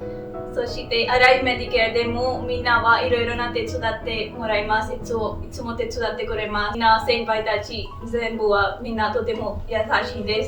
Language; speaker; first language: Japanese; non-native, learner; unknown